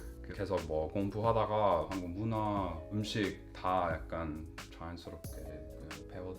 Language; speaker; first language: Korean; non-native, fluent; English